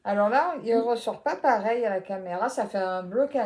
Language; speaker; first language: French; native; French